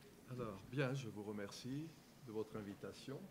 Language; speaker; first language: French; native; French